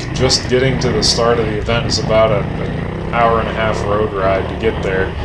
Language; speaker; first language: English; native; English